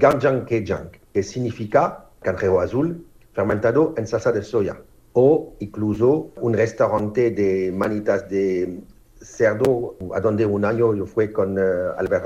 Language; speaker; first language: Spanish; non-native, fluent; French